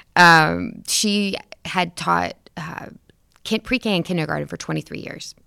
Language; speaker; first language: English; native; English